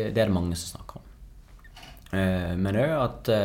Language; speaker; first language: Norwegian; native; Norwegian